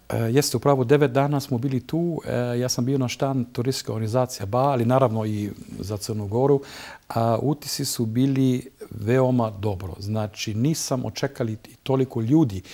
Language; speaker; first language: Bosnian; non-native, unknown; German